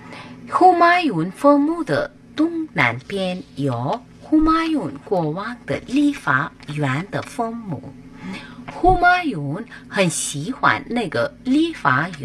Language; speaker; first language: Chinese; non-native, fluent; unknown